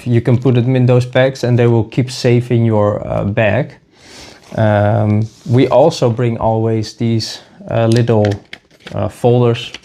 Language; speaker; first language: English; non-native, fluent; Dutch